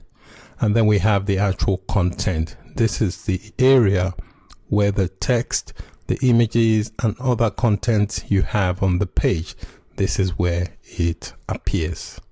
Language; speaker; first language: English; native; English